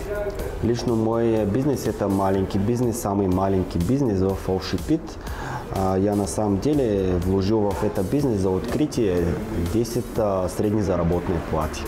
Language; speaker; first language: Russian; non-native, learner; Bulgarian